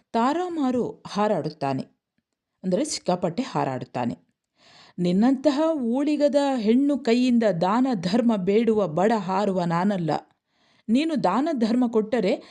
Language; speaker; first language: Kannada; native; Kannada